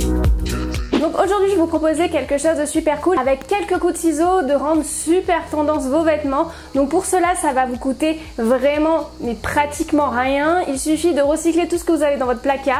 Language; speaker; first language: French; native; French